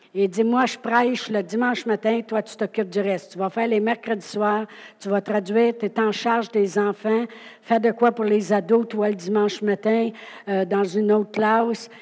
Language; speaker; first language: French; native; French